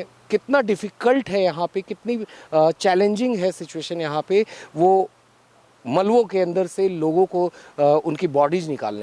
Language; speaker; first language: Hindi; native; Hindi